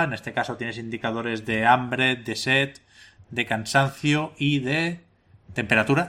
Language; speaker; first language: Spanish; native; Spanish